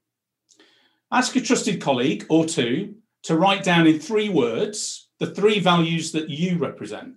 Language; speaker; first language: English; native; English